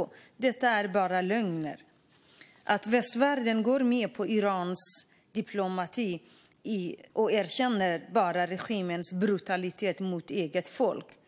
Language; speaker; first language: Swedish; non-native, fluent; Kurdish